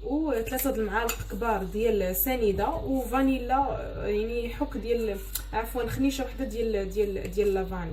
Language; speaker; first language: Arabic; native; Arabic